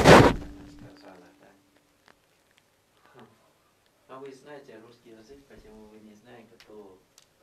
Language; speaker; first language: Russian; non-native, learner; Thai